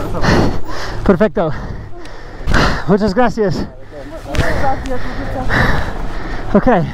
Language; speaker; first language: Spanish; non-native, learner; English